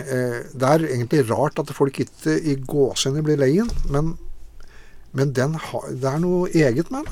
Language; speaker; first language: Norwegian; native; Norwegian